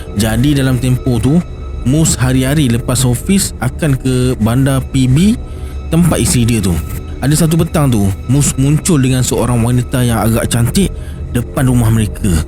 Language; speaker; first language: Malay; native; Malay